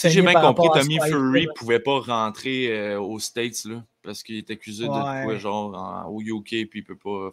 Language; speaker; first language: French; native; French